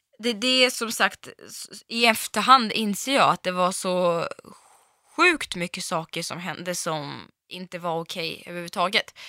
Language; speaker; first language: Swedish; early bilingual, other home language; Russian